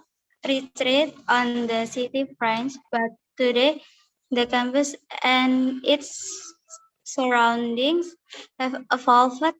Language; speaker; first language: English; non-native, learner; Indonesian